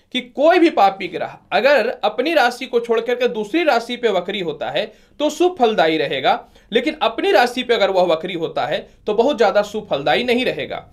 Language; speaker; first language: Hindi; native; Hindi